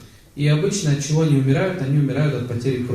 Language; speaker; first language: Russian; native; Russian